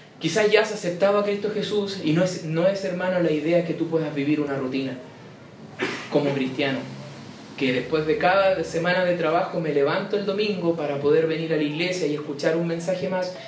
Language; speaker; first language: Spanish; native; Spanish